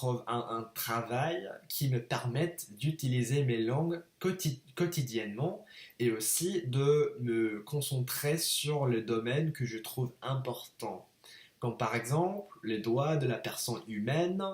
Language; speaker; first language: French; non-native, fluent; English